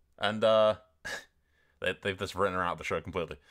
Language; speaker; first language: English; native; English